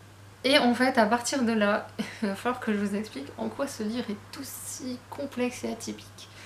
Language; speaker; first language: French; native; French